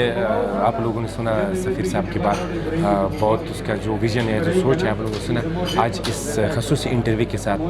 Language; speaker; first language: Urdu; non-native, local second language; Pashto